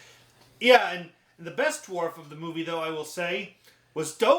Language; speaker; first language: English; native; English